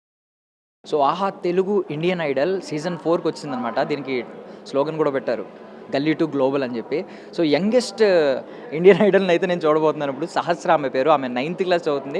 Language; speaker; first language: Telugu; native; Telugu